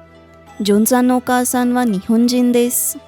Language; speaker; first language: Japanese; non-native, fluent; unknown